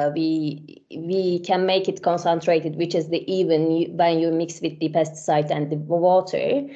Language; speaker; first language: English; non-native, fluent; Turkish